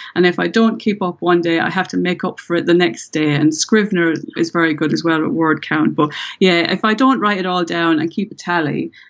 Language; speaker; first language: English; native; English